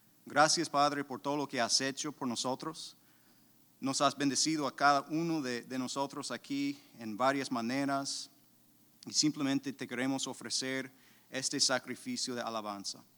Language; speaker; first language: Spanish; native; Spanish